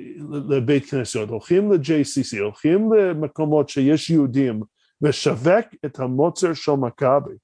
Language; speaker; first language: Hebrew; non-native, fluent; English